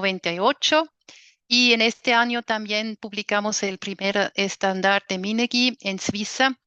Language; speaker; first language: Spanish; non-native, fluent; German